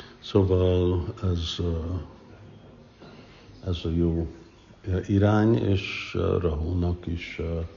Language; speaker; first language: Hungarian; early bilingual, heritage; English